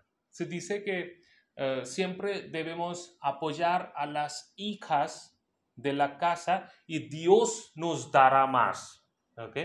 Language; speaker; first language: Spanish; non-native, local second language; Hindi